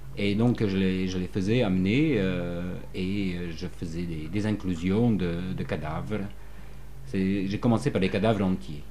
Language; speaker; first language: French; non-native, fluent; Polish